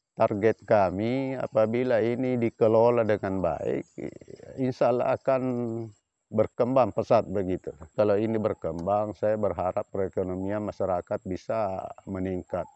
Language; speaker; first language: Indonesian; non-native, local second language; Buginese